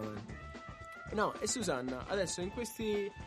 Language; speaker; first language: Italian; native; Italian